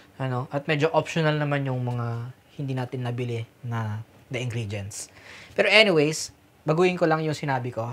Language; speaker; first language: Filipino; non-native, local second language; Pangasinan